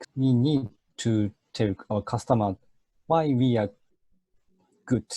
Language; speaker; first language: English; non-native, fluent; Japanese